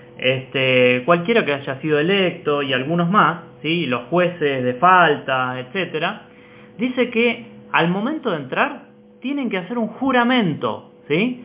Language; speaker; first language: Spanish; native; Spanish